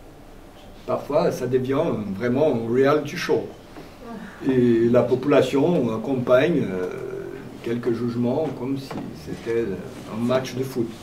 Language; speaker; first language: French; non-native, fluent; Portuguese